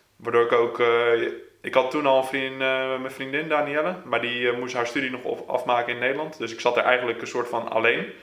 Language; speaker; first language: Dutch; native; Dutch